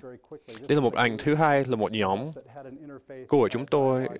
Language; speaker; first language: Vietnamese; non-native, fluent; English